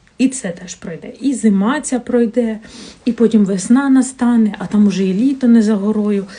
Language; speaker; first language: Ukrainian; non-native, local second language; Russian